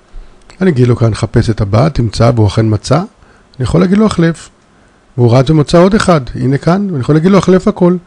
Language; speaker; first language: Hebrew; native; Hebrew